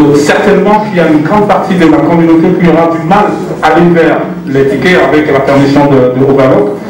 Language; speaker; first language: French; non-native, local second language; Lingala